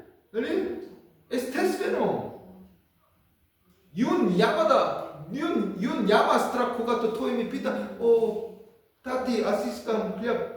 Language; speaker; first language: Bulgarian; non-native, learner; Korean